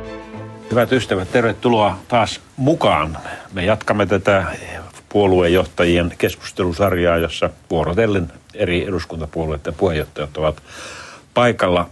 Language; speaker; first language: Finnish; native; Finnish